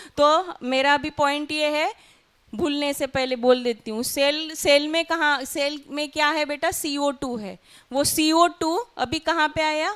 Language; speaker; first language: Hindi; non-native, local second language; Marathi